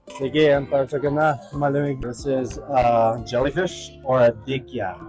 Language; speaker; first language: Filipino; non-native, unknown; English